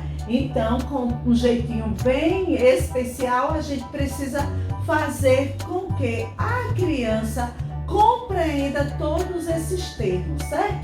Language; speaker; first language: Portuguese; native; Portuguese